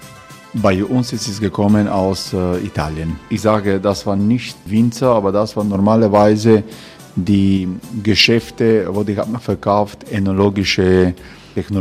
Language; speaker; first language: German; non-native, learner; Croatian